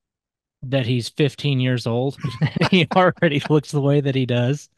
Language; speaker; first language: English; native; English